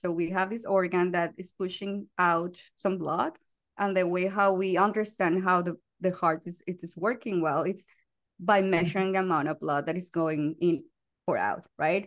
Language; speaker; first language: English; non-native, fluent; Spanish